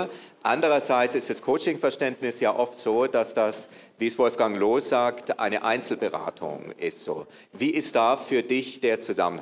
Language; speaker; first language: German; native; German